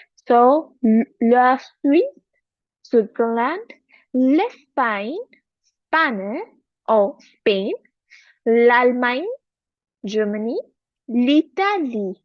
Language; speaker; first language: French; non-native, fluent; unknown